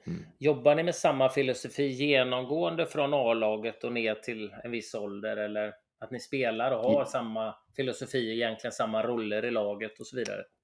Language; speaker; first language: Swedish; native; Swedish